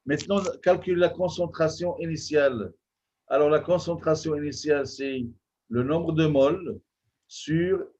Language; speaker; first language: French; non-native, local second language; Arabic